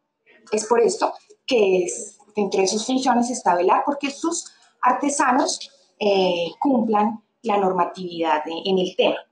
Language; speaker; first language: Spanish; native; Spanish